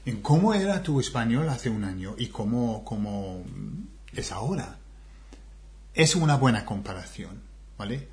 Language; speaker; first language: Spanish; non-native, fluent; English